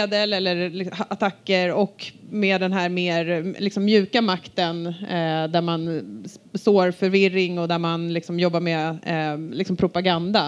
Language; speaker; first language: Swedish; native; Swedish